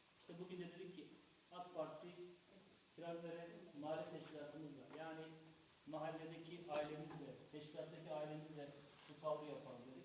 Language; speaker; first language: Turkish; native; Turkish